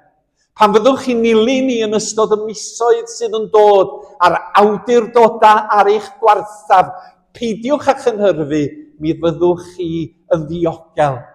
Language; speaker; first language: Welsh; native; Welsh